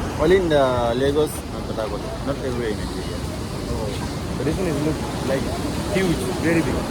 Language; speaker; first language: English; non-native, learner; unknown